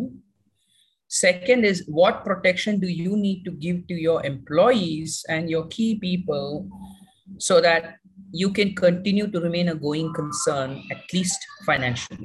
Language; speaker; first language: English; non-native, local second language; Malayalam